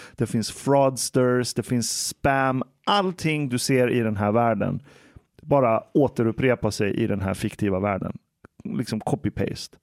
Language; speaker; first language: Swedish; early bilingual, other home language; Persian